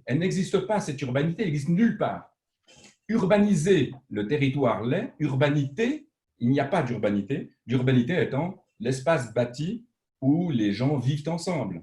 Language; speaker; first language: French; native; French